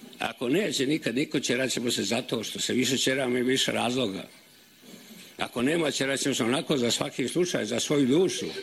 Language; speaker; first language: Serbian; native; Serbian